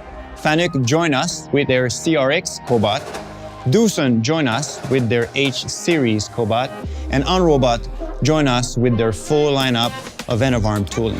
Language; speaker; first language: English; non-native, local second language; French